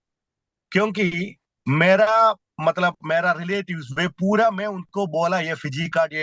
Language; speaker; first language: Hindi; non-native, local second language; Malayalam